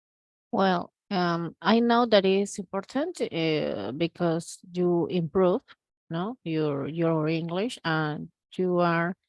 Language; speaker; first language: English; non-native, learner; Spanish